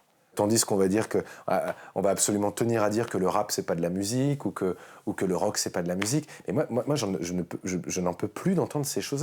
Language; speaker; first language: French; native; French